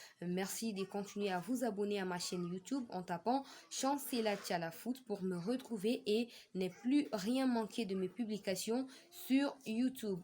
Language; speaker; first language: French; non-native, local second language; Lingala